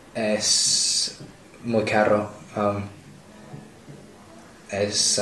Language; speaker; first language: Spanish; non-native, learner; English